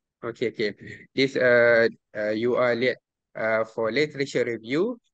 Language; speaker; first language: English; non-native, local second language; Malay